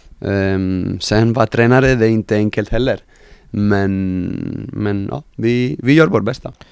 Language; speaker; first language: Swedish; non-native, fluent; Spanish